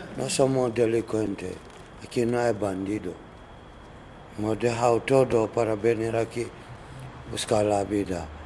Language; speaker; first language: Spanish; non-native, learner; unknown